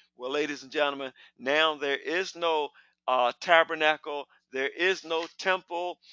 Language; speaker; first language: English; native; English